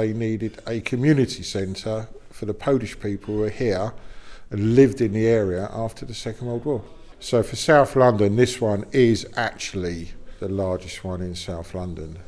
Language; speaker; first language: English; native; English